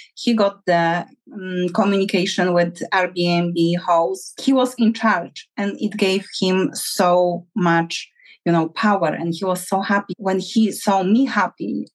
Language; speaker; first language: English; non-native, fluent; Polish